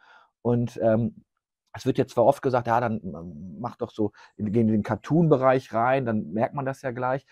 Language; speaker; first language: German; native; German